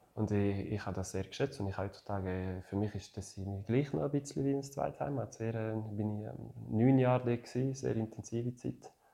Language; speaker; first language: German; non-native, fluent; French